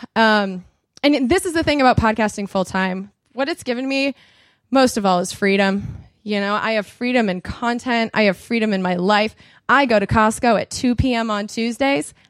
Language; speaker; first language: English; native; English